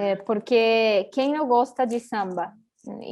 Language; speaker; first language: Portuguese; early bilingual, heritage; Portuguese